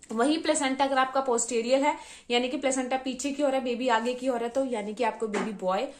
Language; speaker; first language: Hindi; native; Hindi